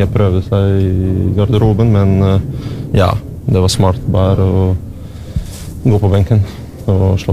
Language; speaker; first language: Norwegian; non-native, learner; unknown